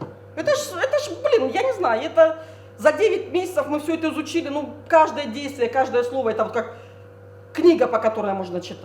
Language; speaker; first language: Russian; native; Russian